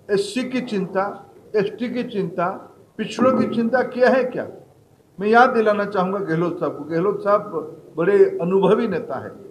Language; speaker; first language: Hindi; non-native, local second language; Odia